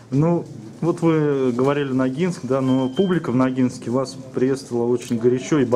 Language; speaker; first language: Russian; native; Russian